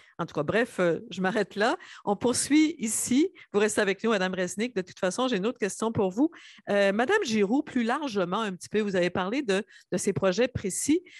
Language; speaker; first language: French; native; French